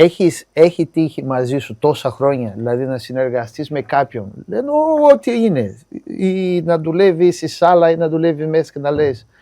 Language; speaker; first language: Greek; non-native, fluent; Portuguese